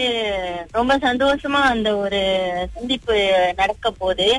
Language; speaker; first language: Tamil; early bilingual, heritage; Tamil